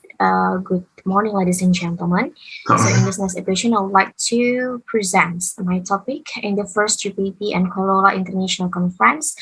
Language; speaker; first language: English; non-native, learner; Indonesian